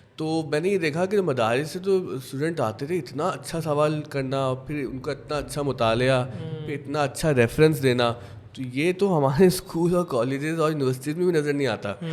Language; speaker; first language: Urdu; native; Urdu